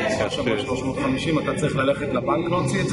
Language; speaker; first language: Hebrew; native; Hebrew